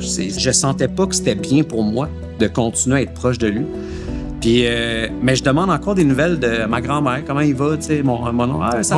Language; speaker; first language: French; native; French